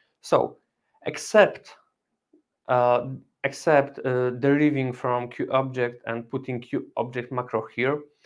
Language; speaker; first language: English; non-native, fluent; Polish